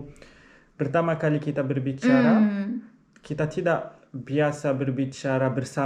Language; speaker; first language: Indonesian; non-native, learner; Arabic